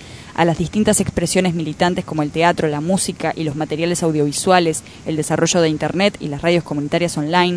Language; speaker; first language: Spanish; native; Spanish